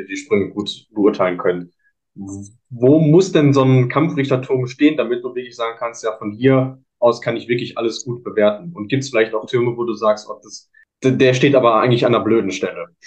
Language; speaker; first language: German; native; German